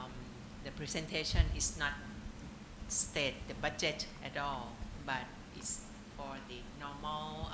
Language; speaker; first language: English; non-native, learner; Thai